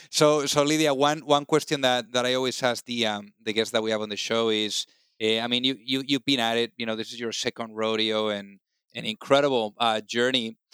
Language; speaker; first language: English; non-native, fluent; Spanish